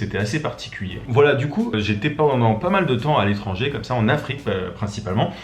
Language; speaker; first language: French; native; French